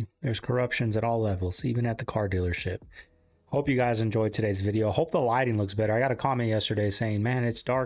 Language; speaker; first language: English; native; English